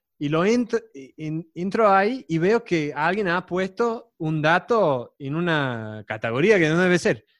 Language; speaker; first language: Spanish; non-native, fluent; English